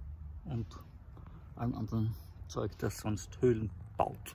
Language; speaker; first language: German; native; German